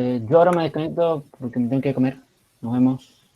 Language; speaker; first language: Spanish; native; Spanish